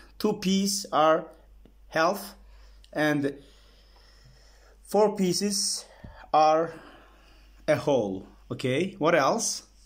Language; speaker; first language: English; non-native, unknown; Turkish